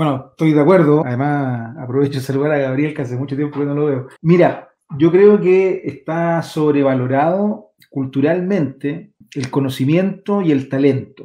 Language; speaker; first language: Spanish; native; Spanish